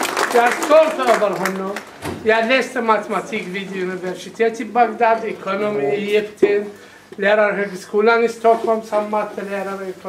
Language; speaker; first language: Swedish; non-native, fluent; Arabic